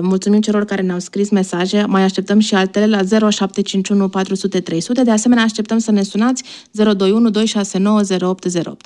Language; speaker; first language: Romanian; native; Romanian